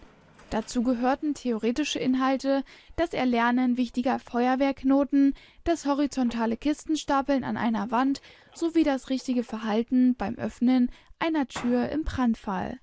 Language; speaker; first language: German; native; German